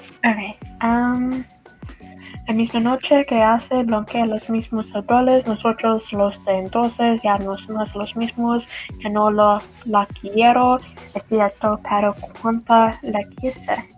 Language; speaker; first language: Spanish; non-native, learner; English